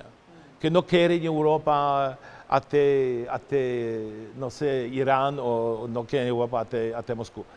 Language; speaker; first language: Portuguese; non-native, fluent; Polish